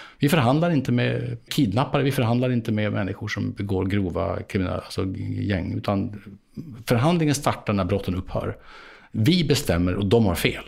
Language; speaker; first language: Swedish; native; Swedish